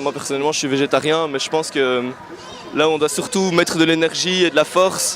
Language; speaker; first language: French; native; French